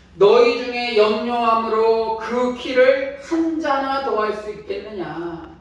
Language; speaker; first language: Korean; native; Korean